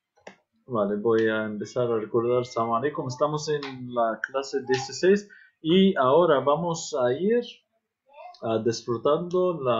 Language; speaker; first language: Spanish; non-native, fluent; Arabic